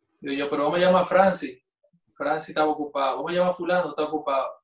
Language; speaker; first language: Spanish; native; Spanish